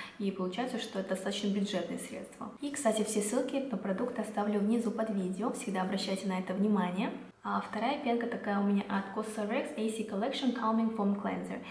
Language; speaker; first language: Russian; non-native, fluent; Korean